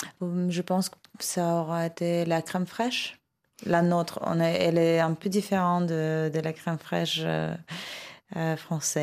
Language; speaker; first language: French; non-native, fluent; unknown